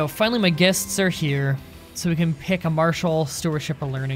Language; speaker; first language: English; native; English